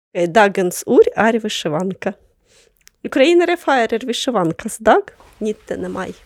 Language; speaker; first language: Norwegian; non-native, fluent; Ukrainian